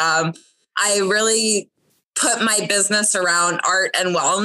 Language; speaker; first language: English; native; English